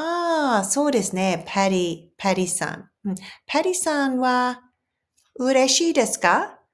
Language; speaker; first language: Japanese; non-native, fluent; English